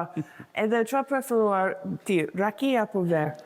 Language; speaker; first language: Albanian; non-native, learner; English